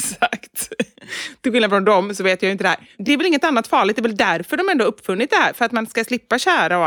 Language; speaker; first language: Swedish; native; Swedish